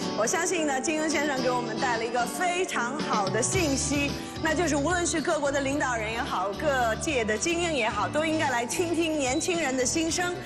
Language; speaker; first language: Chinese; native; Chinese